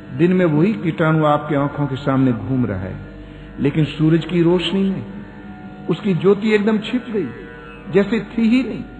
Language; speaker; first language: Hindi; native; Hindi